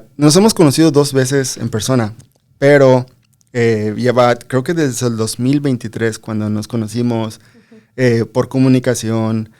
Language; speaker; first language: Spanish; early bilingual, other home language; English